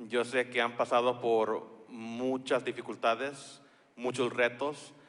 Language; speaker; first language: Spanish; early bilingual, heritage; Spanish